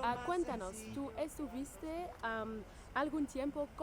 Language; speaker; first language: Spanish; non-native, learner; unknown